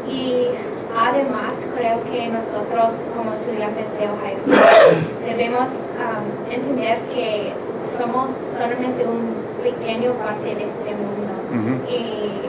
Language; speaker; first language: Spanish; non-native, learner; English